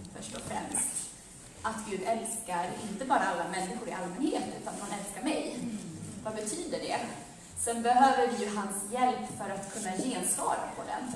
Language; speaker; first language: Swedish; early bilingual, other home language; Amharic